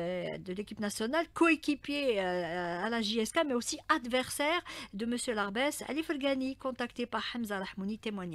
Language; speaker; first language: French; non-native, local second language; Arabic